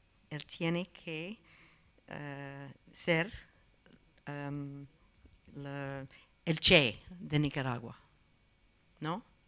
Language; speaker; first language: Spanish; non-native, learner; English